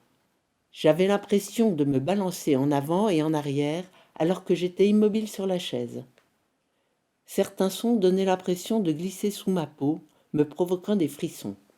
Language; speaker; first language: French; native; French